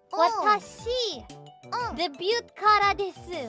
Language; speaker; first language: Japanese; non-native, fluent; Indonesian